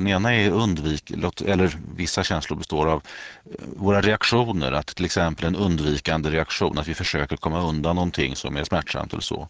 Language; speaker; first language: Swedish; native; Swedish